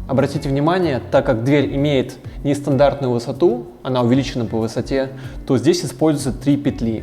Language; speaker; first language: Russian; native; Russian